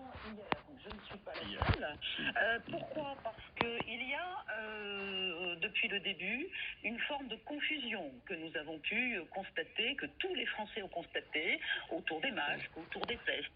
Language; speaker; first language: French; native; French